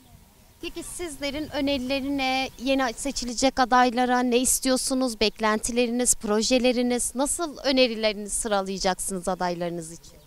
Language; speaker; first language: Turkish; native; Turkish